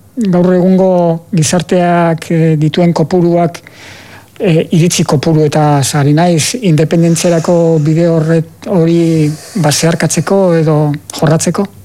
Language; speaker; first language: Basque; native; Basque